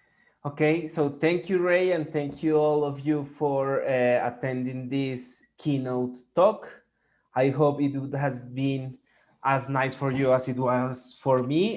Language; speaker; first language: English; non-native, fluent; Spanish